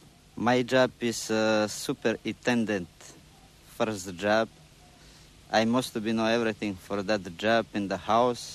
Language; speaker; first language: English; non-native, local second language; Croatian